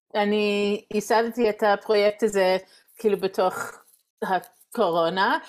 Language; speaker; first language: Hebrew; non-native, fluent; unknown